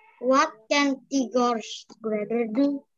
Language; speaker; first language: English; non-native, learner; Indonesian